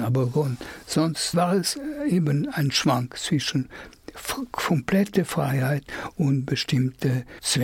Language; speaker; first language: German; non-native, fluent; French